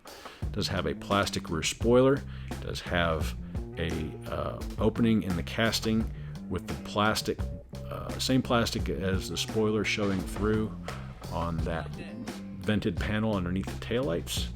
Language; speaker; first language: English; native; English